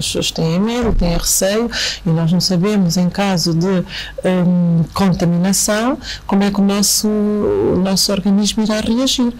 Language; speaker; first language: Portuguese; native; Portuguese